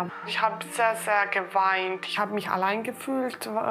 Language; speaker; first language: German; early bilingual, other home language; Croatian